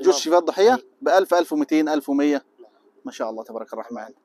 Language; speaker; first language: Arabic; native; Arabic